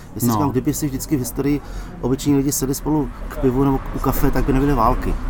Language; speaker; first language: Czech; native; Czech